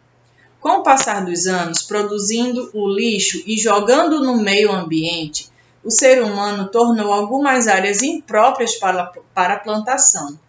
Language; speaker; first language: Portuguese; native; Portuguese